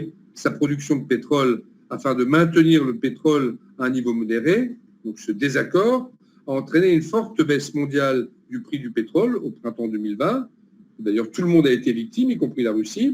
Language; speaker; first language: French; native; French